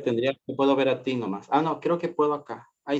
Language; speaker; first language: Spanish; native; Spanish